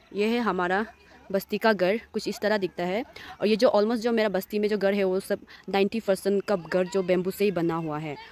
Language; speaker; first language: Hindi; non-native, local second language; Nyishi